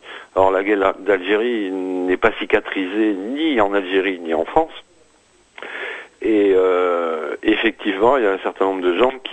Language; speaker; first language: French; native; French